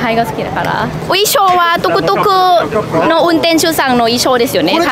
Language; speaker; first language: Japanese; non-native, fluent; Thai